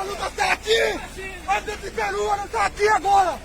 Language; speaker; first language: Portuguese; non-native, learner; Haitian Creole